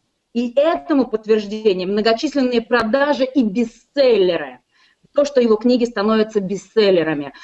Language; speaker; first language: Russian; native; Russian